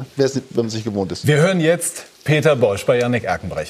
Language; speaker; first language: German; native; German